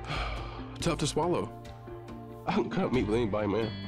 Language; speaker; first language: English; native; English